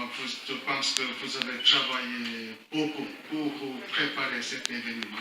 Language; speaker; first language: French; non-native, learner; Korean